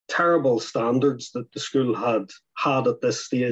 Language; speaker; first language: English; native; English